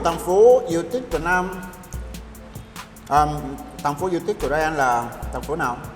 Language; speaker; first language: Vietnamese; non-native, fluent; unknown